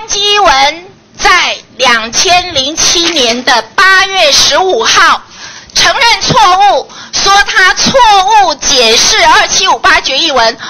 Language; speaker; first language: Chinese; native; Chinese